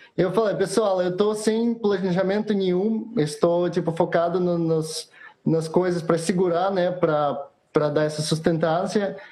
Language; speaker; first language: Portuguese; non-native, fluent; Russian